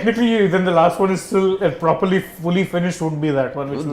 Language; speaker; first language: English; non-native, local second language; Hindi